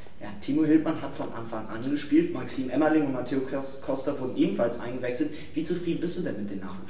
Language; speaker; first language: German; native; German